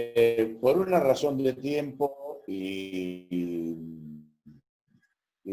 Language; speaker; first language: Spanish; native; Spanish